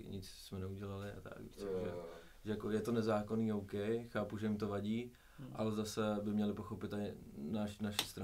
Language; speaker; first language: Czech; native; Czech